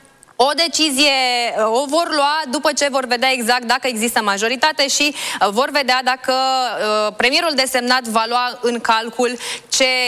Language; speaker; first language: Romanian; native; Romanian